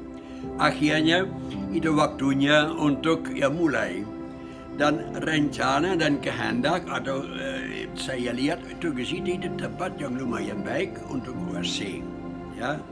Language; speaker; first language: Indonesian; non-native, fluent; Dutch